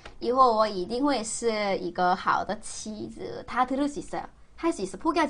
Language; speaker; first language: Chinese; non-native, fluent; Korean